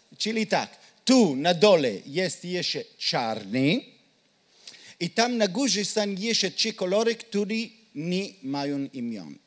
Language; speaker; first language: Polish; non-native, learner; Hebrew